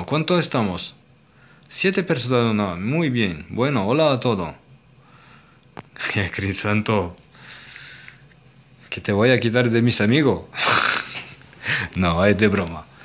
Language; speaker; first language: Spanish; non-native, learner; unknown